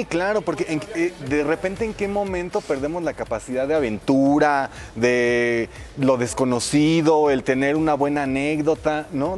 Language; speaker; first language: Spanish; native; Spanish